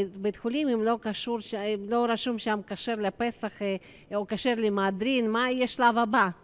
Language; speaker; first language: Hebrew; non-native, fluent; Russian